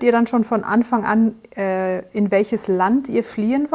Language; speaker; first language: German; native; German